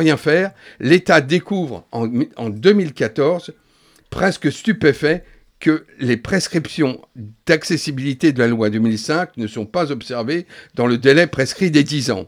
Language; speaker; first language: French; native; French